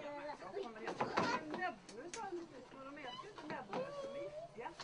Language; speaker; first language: Swedish; non-native, fluent; Hindi